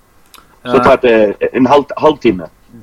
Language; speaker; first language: Danish; non-native, local second language; Faroese